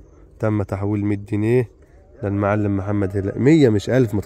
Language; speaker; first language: Arabic; native; Arabic